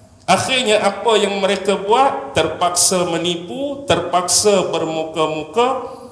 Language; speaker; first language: Malay; native; Malay